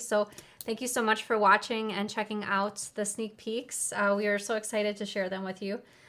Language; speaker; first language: English; native; English